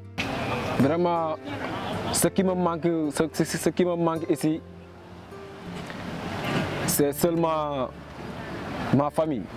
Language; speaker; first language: French; non-native, local second language; Wolof